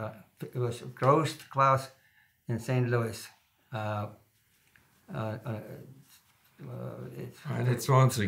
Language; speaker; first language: English; non-native, learner; German